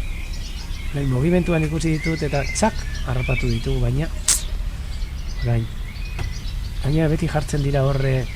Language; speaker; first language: Basque; native; Basque